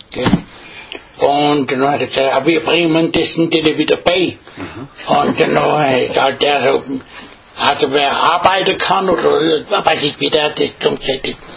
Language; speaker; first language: German; native; German